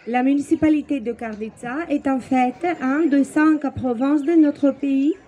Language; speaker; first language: French; non-native, fluent; Greek